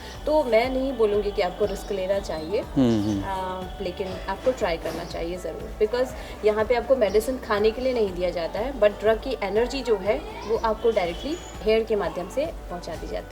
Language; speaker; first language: Hindi; native; Hindi